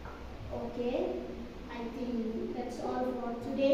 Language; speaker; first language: English; non-native, learner; Indonesian